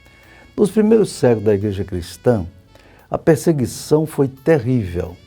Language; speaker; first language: Portuguese; native; Portuguese